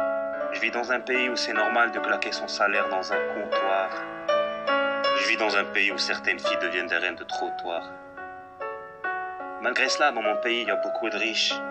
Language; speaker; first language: French; non-native, local second language; Arabic